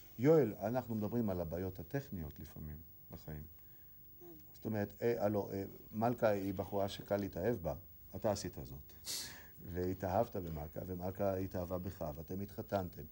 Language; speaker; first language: Hebrew; native; Hebrew